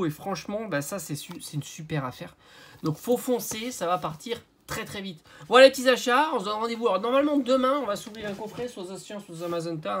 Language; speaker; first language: French; native; French